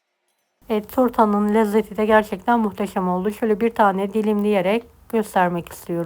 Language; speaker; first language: Turkish; native; Turkish